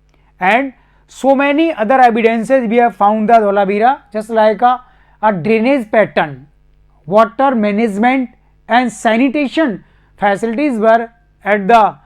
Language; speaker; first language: English; non-native, local second language; Hindi